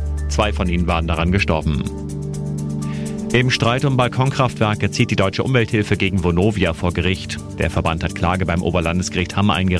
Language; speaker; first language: German; native; German